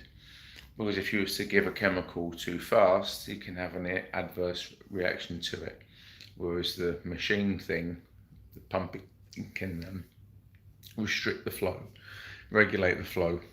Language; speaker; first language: English; native; English